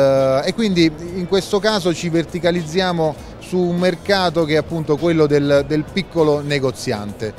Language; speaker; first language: Italian; native; Italian